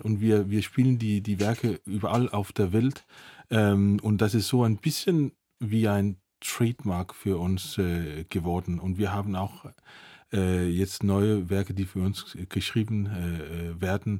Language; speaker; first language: German; non-native, fluent; Danish